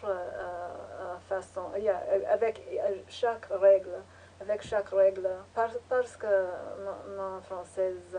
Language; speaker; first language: French; non-native, learner; English